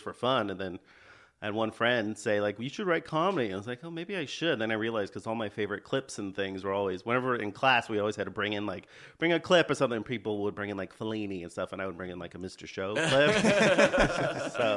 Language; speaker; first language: English; native; English